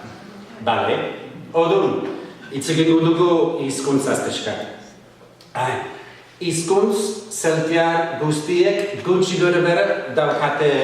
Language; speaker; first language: Basque; non-native, fluent; English